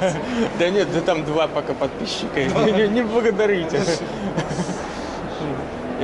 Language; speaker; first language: Russian; native; Russian